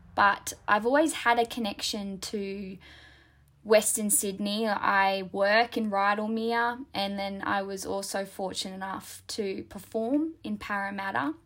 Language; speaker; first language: English; native; English